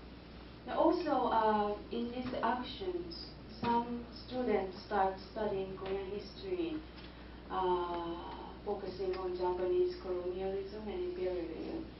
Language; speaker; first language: English; non-native, fluent; Japanese